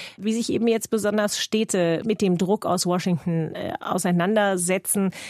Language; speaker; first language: German; non-native, fluent; English